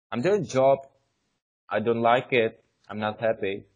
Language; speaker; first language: English; non-native, learner; Czech